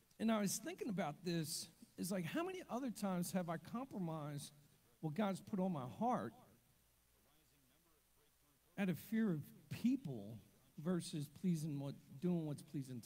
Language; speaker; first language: English; native; English